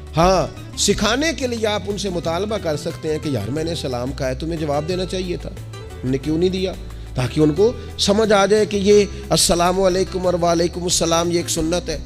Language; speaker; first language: Urdu; non-native, local second language; Punjabi